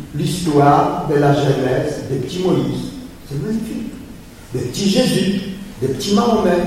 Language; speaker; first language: French; early bilingual, other home language; Polish